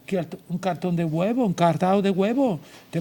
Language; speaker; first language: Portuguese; non-native, learner; Spanish